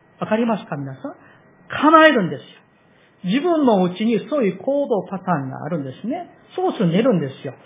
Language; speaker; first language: Japanese; non-native, fluent; Korean